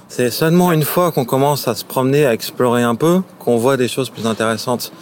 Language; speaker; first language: French; native; French